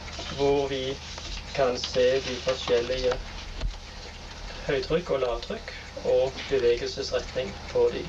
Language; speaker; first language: Norwegian; native; Norwegian